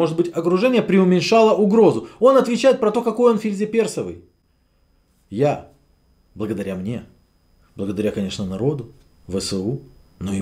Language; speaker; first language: Russian; native; Russian